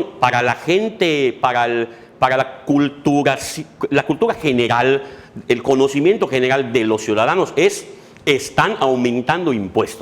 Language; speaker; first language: Spanish; native; Spanish